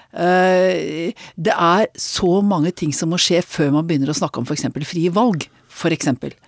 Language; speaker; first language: Norwegian; native; Norwegian